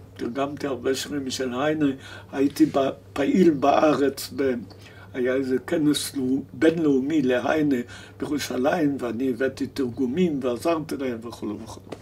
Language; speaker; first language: Hebrew; early bilingual, other home language; German